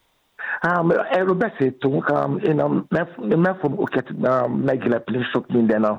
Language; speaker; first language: Hungarian; non-native, learner; Yoruba